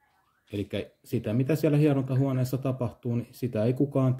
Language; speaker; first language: Finnish; native; Finnish